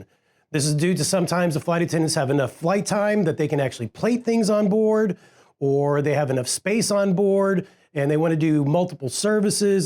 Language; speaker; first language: English; native; English